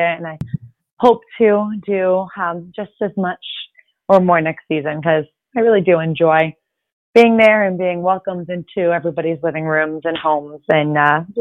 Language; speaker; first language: English; early bilingual, other home language; Spanish